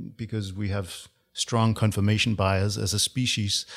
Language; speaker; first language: English; non-native, fluent; Danish